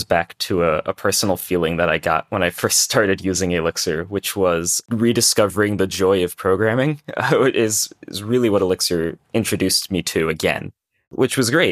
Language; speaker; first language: English; native; English